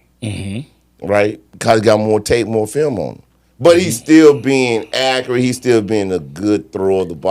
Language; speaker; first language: English; native; English